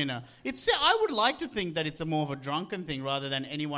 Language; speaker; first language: English; non-native, local second language; Sinhala